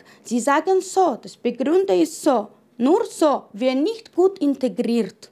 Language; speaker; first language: German; non-native, learner; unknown